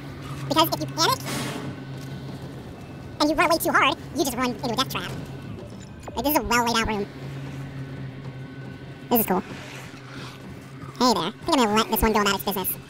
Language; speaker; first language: English; native; English